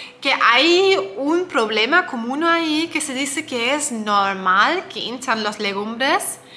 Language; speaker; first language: Spanish; non-native, fluent; German